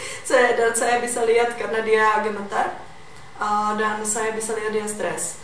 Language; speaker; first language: Indonesian; non-native, fluent; Czech